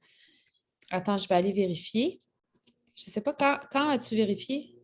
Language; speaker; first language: French; native; French